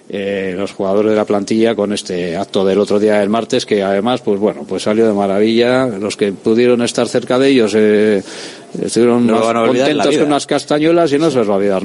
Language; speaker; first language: Spanish; native; Spanish